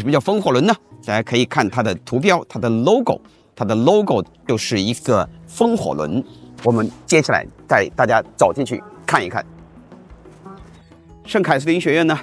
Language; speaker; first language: Chinese; native; Chinese